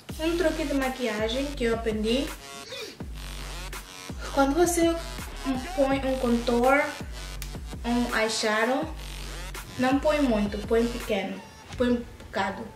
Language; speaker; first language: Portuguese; early bilingual, heritage; English